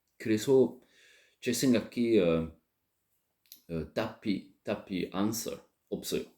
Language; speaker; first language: Korean; non-native, learner; French